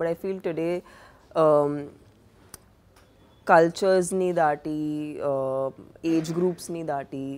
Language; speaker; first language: Telugu; non-native, local second language; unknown